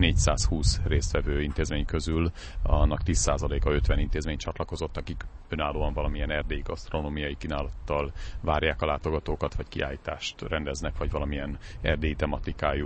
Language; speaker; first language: Hungarian; native; Hungarian